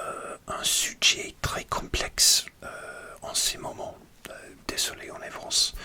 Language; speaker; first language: French; non-native, learner; English